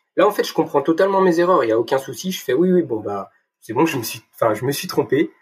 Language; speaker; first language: French; native; French